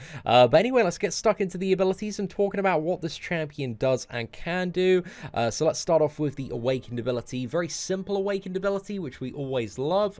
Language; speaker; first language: English; native; English